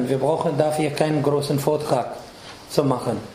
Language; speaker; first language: German; non-native, fluent; Arabic